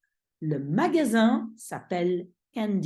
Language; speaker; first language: French; non-native, fluent; Dutch